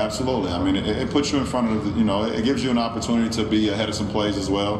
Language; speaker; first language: English; native; English